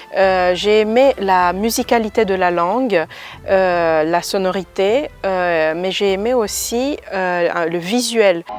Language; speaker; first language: French; early bilingual, other home language; Romanian